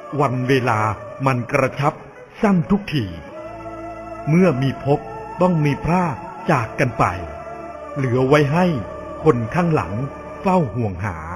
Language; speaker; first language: Thai; native; Thai